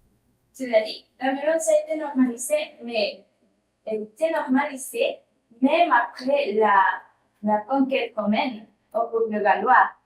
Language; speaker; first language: French; non-native, learner; Spanish